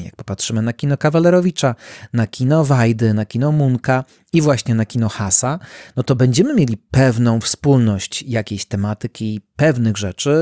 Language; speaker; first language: Polish; native; Polish